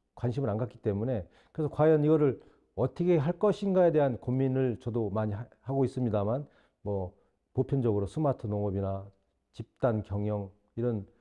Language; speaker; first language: Korean; native; Korean